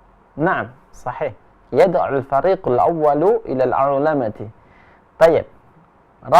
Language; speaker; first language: Arabic; non-native, fluent; Indonesian